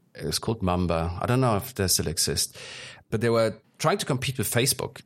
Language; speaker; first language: English; early bilingual, other home language; German